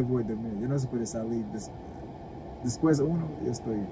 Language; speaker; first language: Spanish; non-native, learner; English